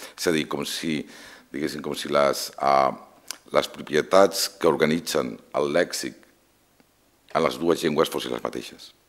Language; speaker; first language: Catalan; non-native, local second language; Spanish